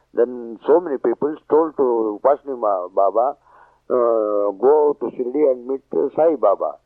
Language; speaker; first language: English; non-native, local second language; Marathi